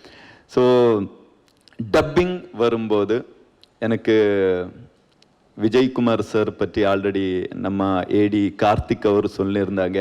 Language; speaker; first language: Tamil; non-native, learner; Kannada